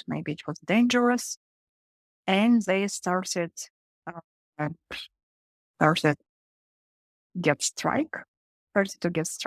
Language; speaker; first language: English; non-native, learner; Russian